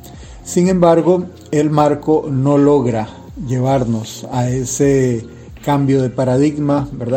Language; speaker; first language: Spanish; native; Spanish